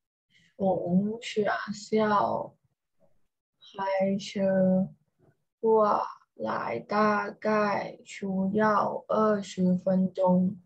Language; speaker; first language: Chinese; non-native, learner; Thai